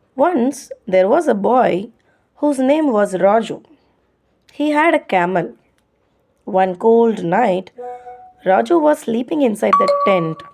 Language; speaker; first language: English; non-native, local second language; Tamil